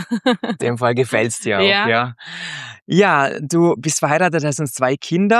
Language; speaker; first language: German; native; German